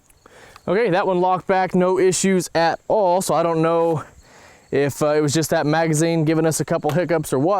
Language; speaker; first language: English; native; English